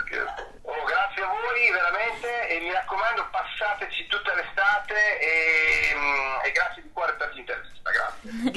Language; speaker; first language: Italian; native; Italian